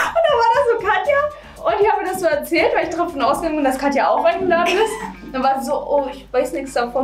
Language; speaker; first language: German; native; German